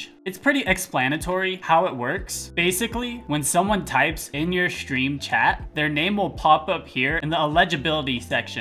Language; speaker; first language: English; native; English